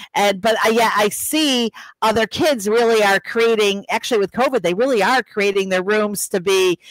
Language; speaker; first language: English; native; English